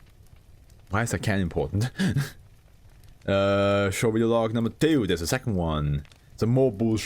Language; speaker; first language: English; non-native, fluent; German